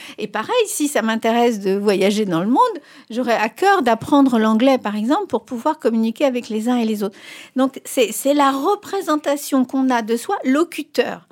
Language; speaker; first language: French; non-native, fluent; Spanish